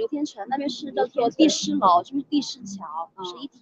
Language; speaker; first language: Chinese; native; Chinese